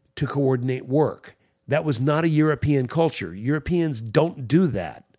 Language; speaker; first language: English; native; English